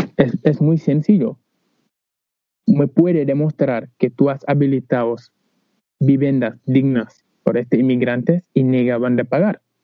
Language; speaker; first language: Spanish; non-native, learner; Wolof